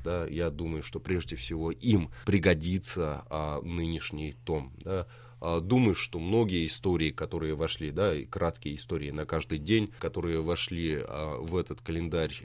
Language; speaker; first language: Russian; native; Russian